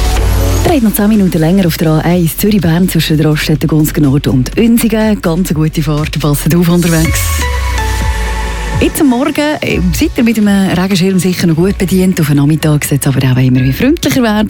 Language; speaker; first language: German; native; German